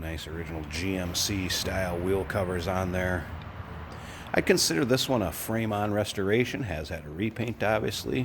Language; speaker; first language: English; native; English